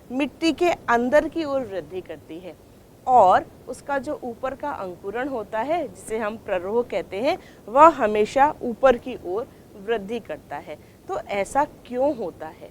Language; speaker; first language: Hindi; native; Hindi